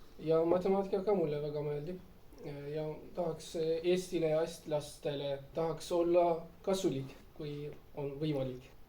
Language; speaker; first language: Estonian; non-native, learner; Turkish